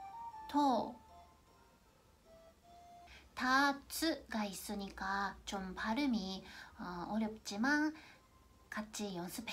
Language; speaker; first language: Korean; non-native, fluent; Japanese